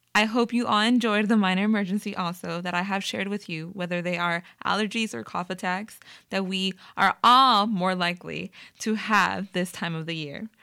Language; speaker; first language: English; native; English